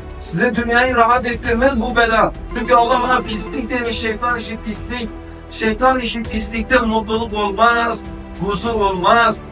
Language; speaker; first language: Turkish; native; Turkish